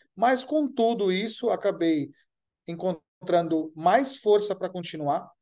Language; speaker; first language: Portuguese; non-native, fluent; Arabic